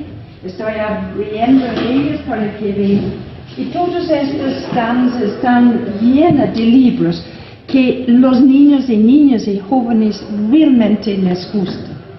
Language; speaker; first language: Spanish; non-native, fluent; English